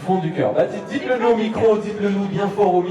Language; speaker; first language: French; native; French